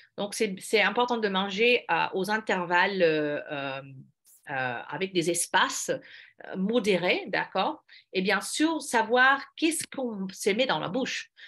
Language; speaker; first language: French; non-native, fluent; English